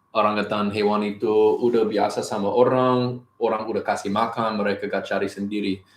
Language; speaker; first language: Indonesian; non-native, learner; English